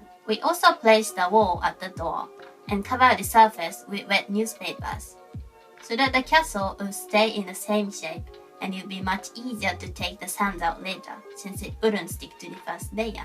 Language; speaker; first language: English; non-native, fluent; Japanese